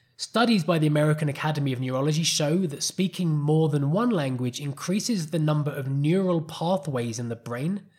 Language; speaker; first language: English; native; English